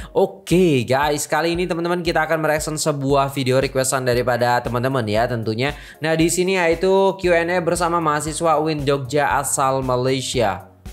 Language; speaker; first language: Indonesian; native; Indonesian